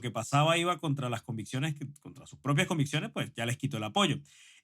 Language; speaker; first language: Spanish; native; Spanish